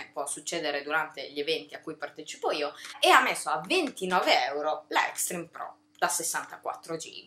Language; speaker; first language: Italian; native; Italian